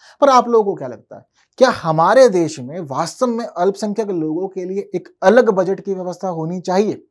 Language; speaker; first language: Hindi; native; Hindi